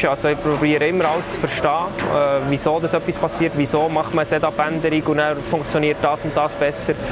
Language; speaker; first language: German; native; German